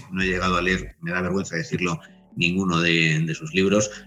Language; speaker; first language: Spanish; native; Spanish